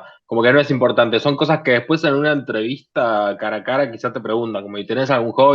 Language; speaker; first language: Spanish; native; Spanish